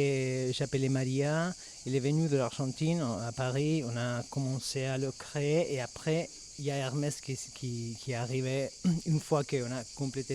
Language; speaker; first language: French; non-native, fluent; Spanish